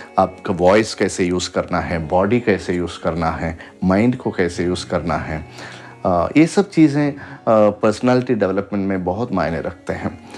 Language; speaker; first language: Hindi; non-native, local second language; Malayalam